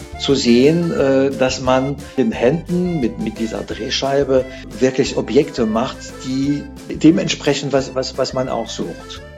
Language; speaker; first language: German; non-native, fluent; French